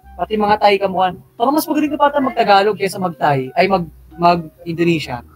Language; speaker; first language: Filipino; native; Filipino